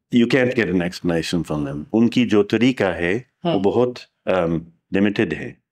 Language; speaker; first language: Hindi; non-native, fluent; English